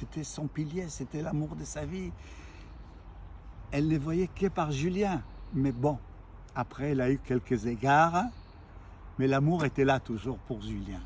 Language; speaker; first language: French; native; French